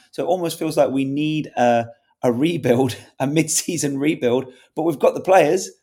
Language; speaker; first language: English; native; English